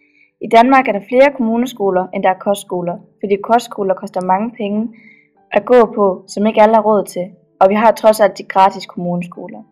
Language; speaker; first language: Danish; native; Danish